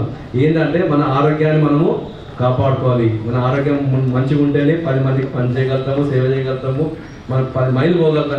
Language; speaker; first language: Telugu; native; Telugu